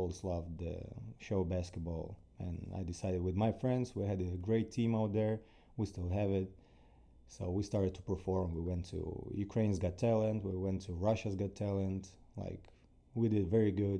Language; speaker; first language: English; non-native, fluent; Ukrainian